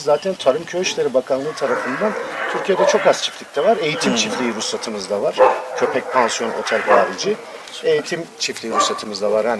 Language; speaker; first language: Turkish; native; Turkish